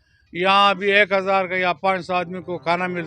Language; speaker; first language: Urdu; non-native, local second language; Pashto